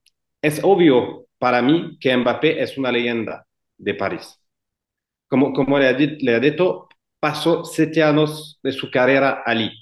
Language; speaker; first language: Spanish; non-native, fluent; French